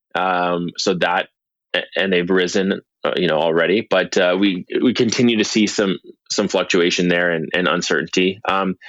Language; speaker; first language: English; native; English